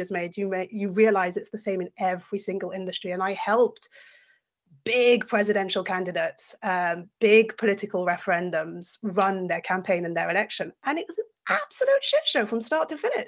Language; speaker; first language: English; non-native, fluent; French